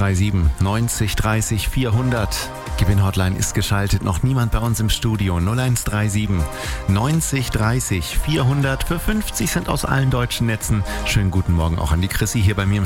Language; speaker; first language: German; native; German